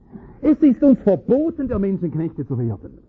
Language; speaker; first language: German; native; German